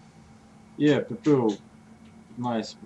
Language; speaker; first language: English; non-native, learner; Russian